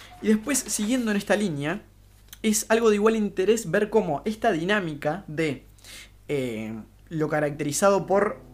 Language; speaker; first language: Spanish; native; Spanish